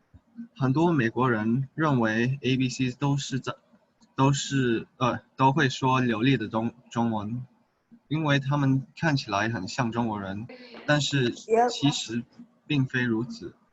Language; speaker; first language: Chinese; early bilingual, heritage; English